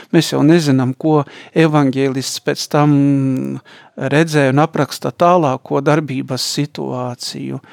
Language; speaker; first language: Latvian; native; Latvian